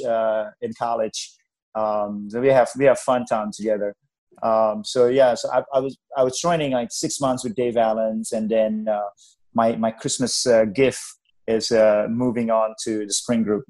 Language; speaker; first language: English; non-native, fluent; Indonesian